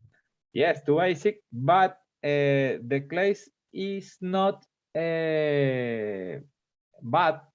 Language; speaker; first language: English; non-native, learner; Spanish